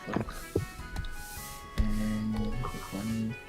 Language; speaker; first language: Japanese; non-native, fluent; Spanish